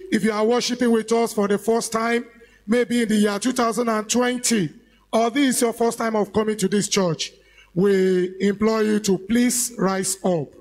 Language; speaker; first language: English; non-native, local second language; Yoruba